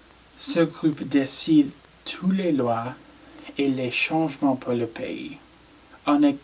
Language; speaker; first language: French; non-native, learner; English